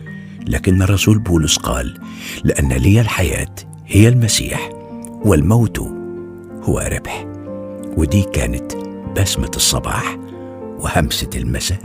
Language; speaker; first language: Arabic; native; Arabic